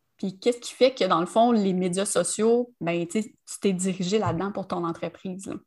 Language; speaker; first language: French; native; French